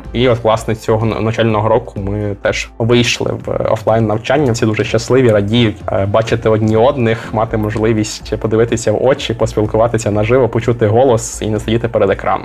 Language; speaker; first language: Ukrainian; native; Ukrainian